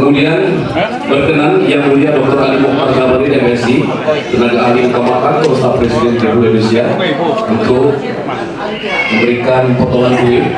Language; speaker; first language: Indonesian; native; Indonesian